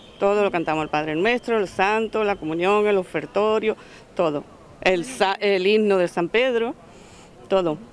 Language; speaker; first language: Spanish; native; Spanish